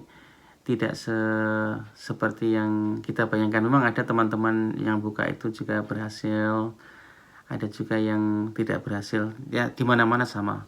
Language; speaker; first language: Indonesian; non-native, local second language; Javanese